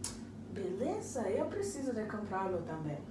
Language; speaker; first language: Portuguese; non-native, learner; English